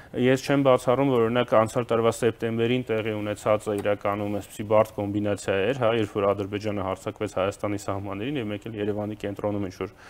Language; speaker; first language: Armenian; native; Armenian